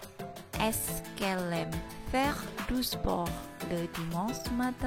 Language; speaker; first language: French; non-native, fluent; Indonesian